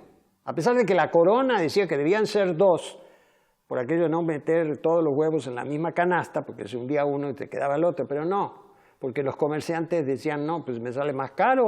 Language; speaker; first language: Spanish; native; Spanish